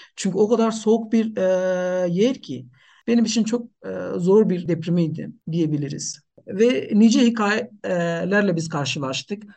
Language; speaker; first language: Turkish; non-native, fluent; Nepali